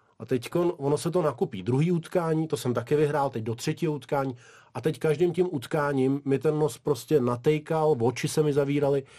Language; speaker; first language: Czech; early bilingual, other home language; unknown